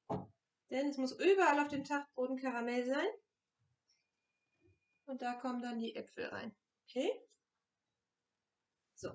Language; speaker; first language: German; non-native, fluent; French